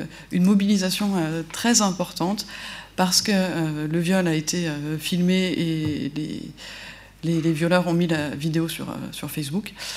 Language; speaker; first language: French; native; French